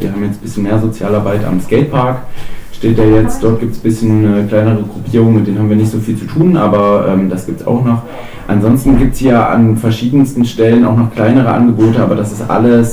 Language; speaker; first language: German; native; German